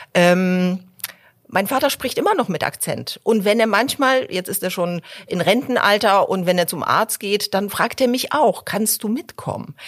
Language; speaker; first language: German; early bilingual, other home language; Polish